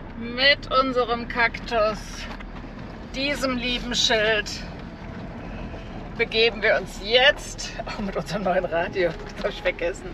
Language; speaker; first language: German; native; German